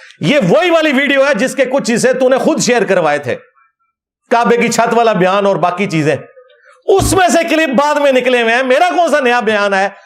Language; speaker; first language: Urdu; non-native, local second language; Punjabi